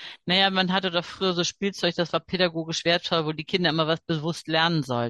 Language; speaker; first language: German; native; German